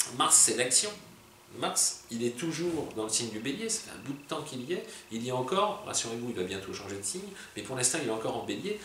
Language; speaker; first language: French; native; French